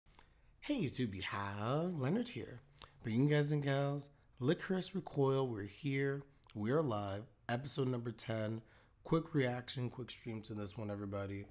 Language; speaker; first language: English; native; English